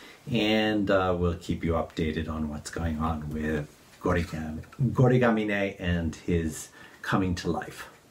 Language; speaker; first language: English; native; English